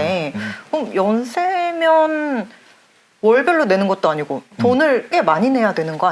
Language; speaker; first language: Korean; native; Korean